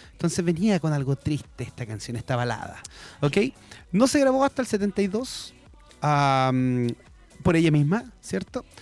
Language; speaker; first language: Spanish; native; Spanish